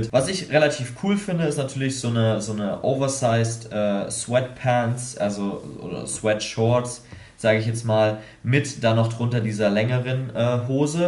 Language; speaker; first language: German; native; German